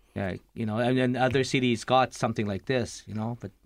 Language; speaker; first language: English; early bilingual, other home language; Lao